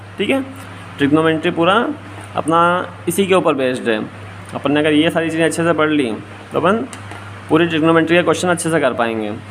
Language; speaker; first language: Hindi; native; Hindi